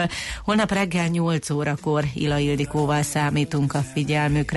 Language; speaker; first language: Hungarian; native; Hungarian